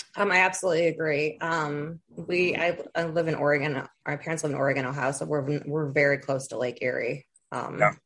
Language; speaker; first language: English; native; English